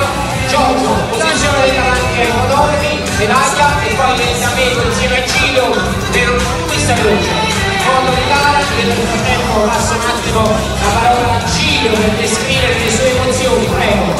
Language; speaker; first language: Italian; native; Italian